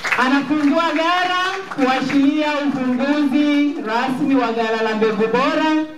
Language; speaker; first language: Swahili; native; Swahili